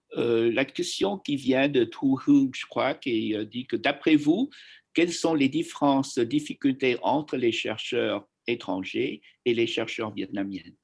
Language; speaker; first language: French; non-native, fluent; Vietnamese